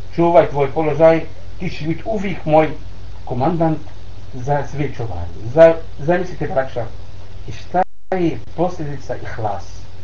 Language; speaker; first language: Bosnian; non-native, learner; Arabic